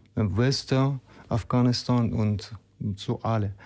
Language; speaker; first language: German; non-native, fluent; Persian